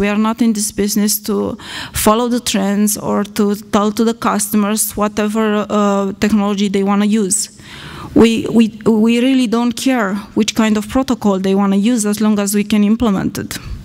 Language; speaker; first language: English; non-native, fluent; Romanian